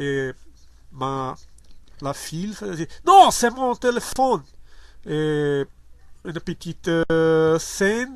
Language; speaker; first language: French; non-native, learner; Portuguese